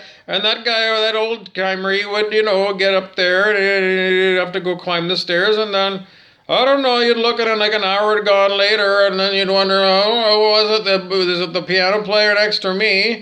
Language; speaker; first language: English; native; English